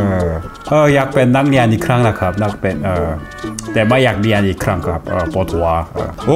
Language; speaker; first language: Thai; non-native, learner; Korean